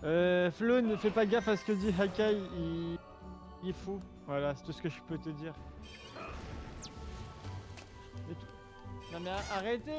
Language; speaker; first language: French; native; French